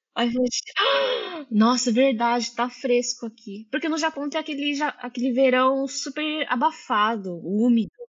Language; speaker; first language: Portuguese; early bilingual, heritage; Japanese